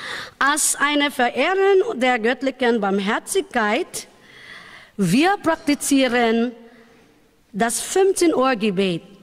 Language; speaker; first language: German; non-native, learner; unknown